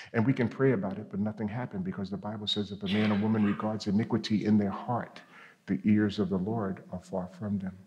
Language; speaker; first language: English; native; English